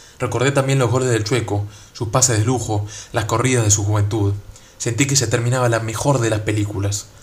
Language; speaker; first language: Spanish; native; Spanish